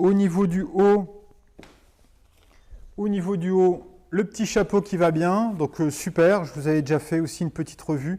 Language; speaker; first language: French; native; French